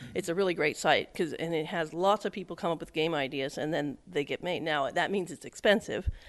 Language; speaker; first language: English; native; English